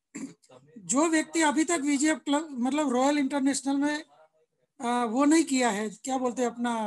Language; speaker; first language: Hindi; non-native, local second language; Gujarati